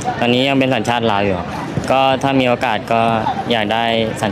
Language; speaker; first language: Thai; early bilingual, other home language; Lao